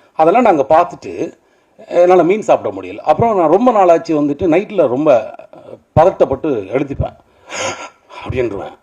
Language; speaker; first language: Tamil; native; Tamil